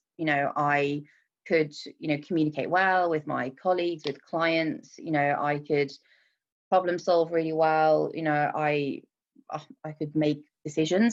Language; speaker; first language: English; native; English